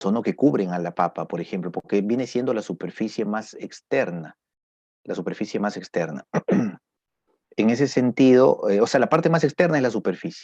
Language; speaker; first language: Spanish; native; Spanish